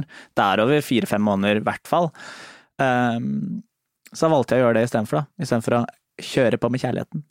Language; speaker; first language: Norwegian; native; Norwegian